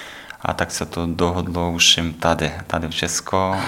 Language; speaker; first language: Czech; non-native, learner; Ukrainian